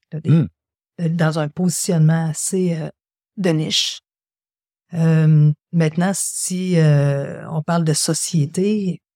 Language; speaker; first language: French; native; French